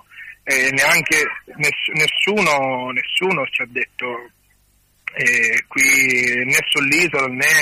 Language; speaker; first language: Italian; native; Italian